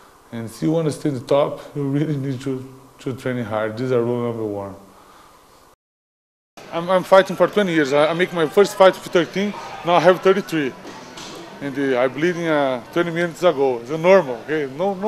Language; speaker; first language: English; non-native, learner; Portuguese